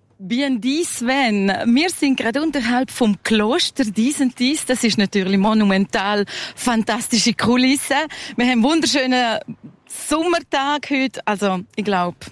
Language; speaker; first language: German; non-native, local second language; Spanish